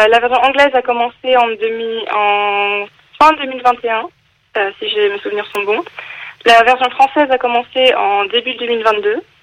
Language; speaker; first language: French; non-native, fluent; English